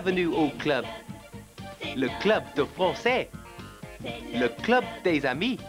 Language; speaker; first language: French; non-native, fluent; English